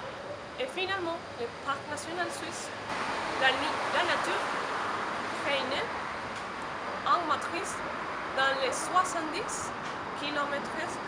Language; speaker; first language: French; non-native, learner; Spanish